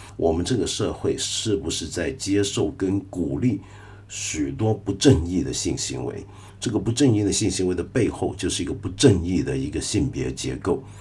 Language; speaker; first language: Chinese; non-native, local second language; Cantonese